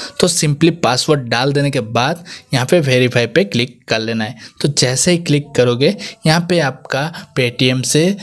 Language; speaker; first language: Hindi; native; Hindi